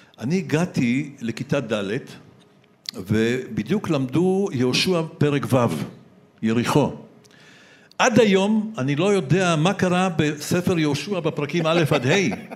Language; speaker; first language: Hebrew; early bilingual, other home language; Polish